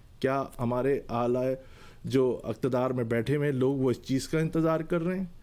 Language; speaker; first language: Urdu; native; Urdu